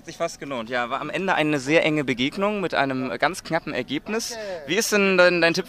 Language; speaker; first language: German; native; German